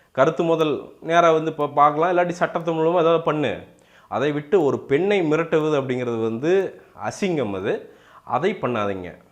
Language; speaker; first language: Tamil; native; Tamil